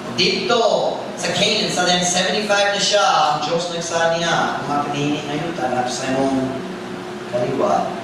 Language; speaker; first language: Cebuano; non-native, fluent; English